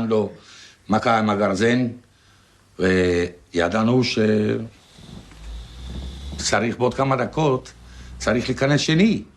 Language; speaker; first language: Hebrew; non-native, fluent; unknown